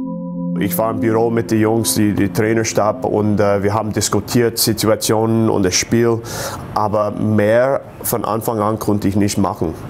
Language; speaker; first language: German; non-native, fluent; English